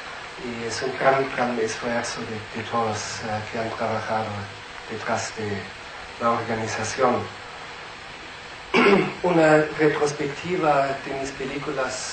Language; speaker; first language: Spanish; non-native, fluent; German